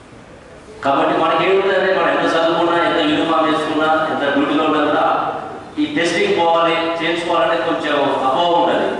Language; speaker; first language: Telugu; native; Telugu